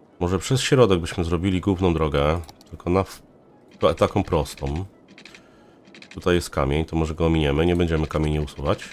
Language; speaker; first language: Polish; native; Polish